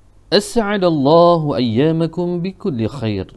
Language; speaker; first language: Arabic; non-native, fluent; Malay